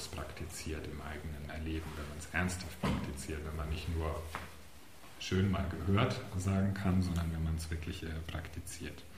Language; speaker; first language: German; native; German